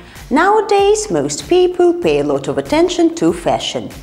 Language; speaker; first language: English; non-native, fluent; Russian